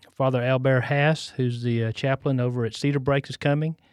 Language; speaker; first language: English; native; English